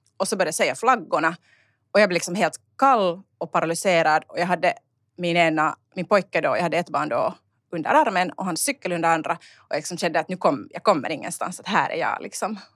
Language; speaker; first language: Swedish; native; Swedish